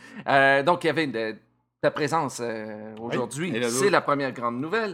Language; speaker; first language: French; native; French